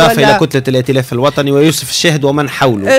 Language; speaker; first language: Arabic; native; Arabic